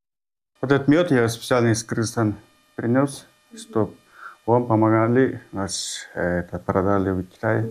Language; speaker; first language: Russian; non-native, learner; Kyrgyz